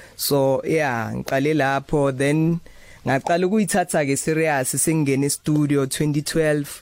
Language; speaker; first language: Zulu; native; Zulu